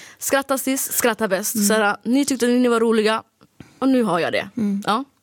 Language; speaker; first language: Swedish; early bilingual, other home language; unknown